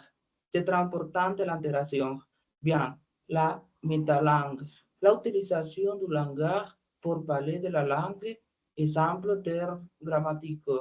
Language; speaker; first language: French; non-native, learner; Spanish